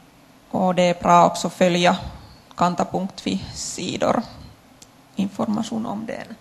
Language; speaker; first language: Swedish; non-native, local second language; Finnish